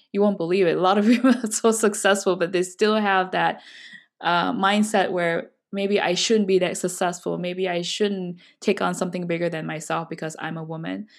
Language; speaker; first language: English; non-native, local second language; Chinese